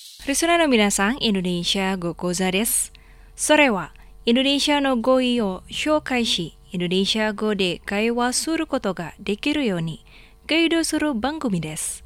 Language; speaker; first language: Japanese; non-native, fluent; Indonesian